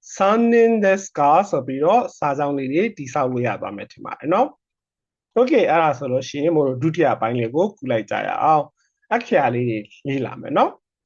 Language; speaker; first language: Burmese; native; Burmese